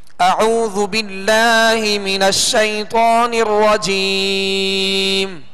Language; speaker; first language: Urdu; native; Urdu